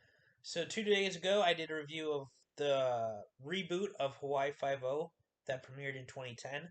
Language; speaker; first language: English; native; English